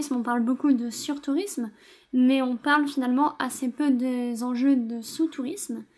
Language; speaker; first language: French; native; French